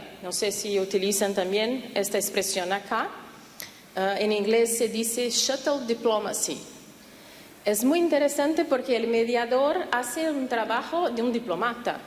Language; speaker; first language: Spanish; non-native, fluent; Portuguese